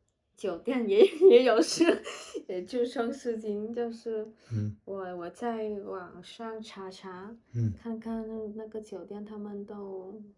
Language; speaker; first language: Chinese; non-native, learner; Vietnamese